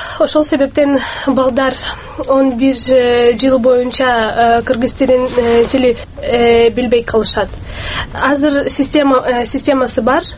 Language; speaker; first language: Kyrgyz; non-native, local second language; Russian